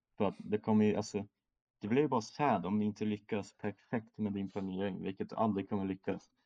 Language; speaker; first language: Swedish; early bilingual, other home language; German